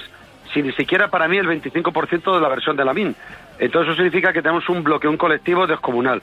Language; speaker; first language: Spanish; native; Spanish